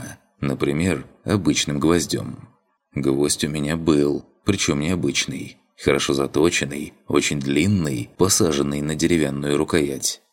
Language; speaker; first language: Russian; native; Russian